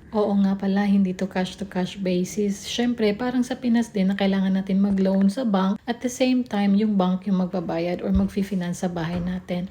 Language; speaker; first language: Filipino; non-native, local second language; Cebuano